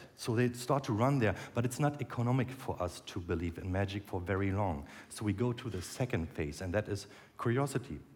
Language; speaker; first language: English; non-native, fluent; German